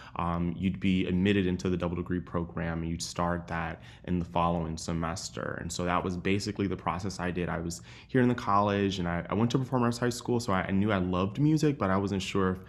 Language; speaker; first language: English; native; English